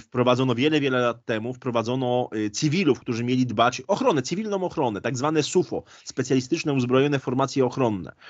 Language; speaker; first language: Polish; native; Polish